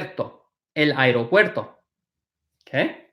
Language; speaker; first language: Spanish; non-native, fluent; English